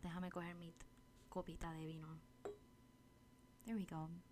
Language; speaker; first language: Spanish; native; Spanish